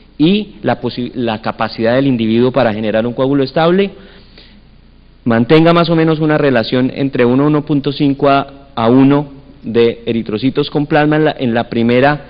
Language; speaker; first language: Spanish; native; Spanish